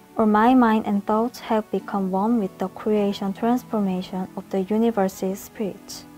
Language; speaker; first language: English; non-native, fluent; Korean